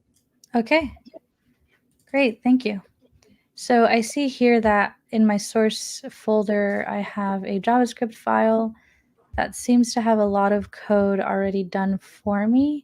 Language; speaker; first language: English; native; English